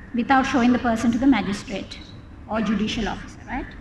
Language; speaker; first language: English; non-native, local second language; Sinhala